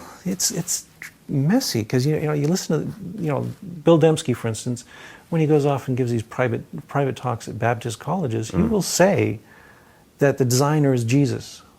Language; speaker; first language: English; native; English